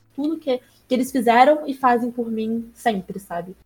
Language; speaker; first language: Portuguese; native; Portuguese